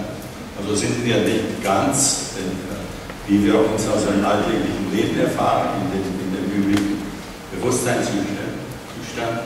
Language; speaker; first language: German; non-native, fluent; Czech